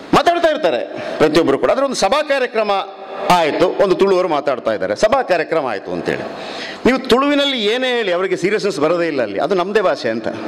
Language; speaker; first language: Kannada; non-native, local second language; Tulu